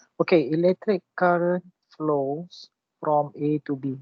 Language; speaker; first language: English; non-native, local second language; Malay